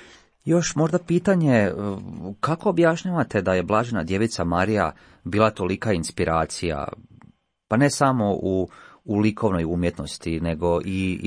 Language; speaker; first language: Croatian; native; Croatian